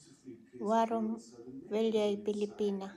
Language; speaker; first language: Dutch; non-native, learner; Filipino